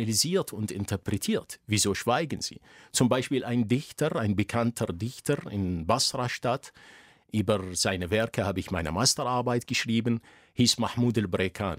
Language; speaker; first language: German; non-native, fluent; Arabic